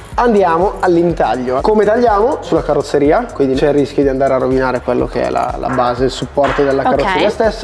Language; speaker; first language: Italian; native; Italian